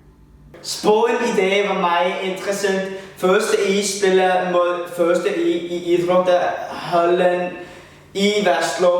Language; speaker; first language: Danish; non-native, learner; Icelandic